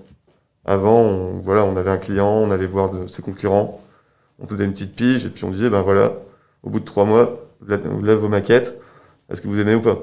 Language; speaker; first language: French; native; French